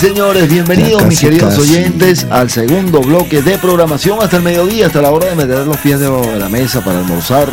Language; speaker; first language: Spanish; native; Spanish